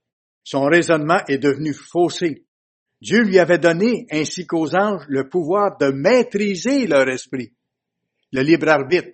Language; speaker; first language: French; native; French